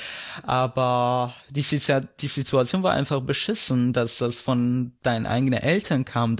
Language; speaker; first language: German; non-native, fluent; Arabic